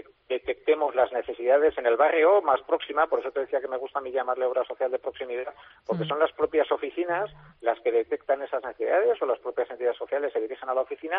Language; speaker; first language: Spanish; native; Spanish